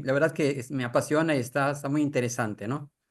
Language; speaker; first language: Spanish; native; Spanish